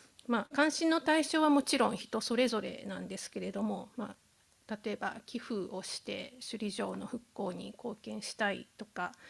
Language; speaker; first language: Japanese; native; Japanese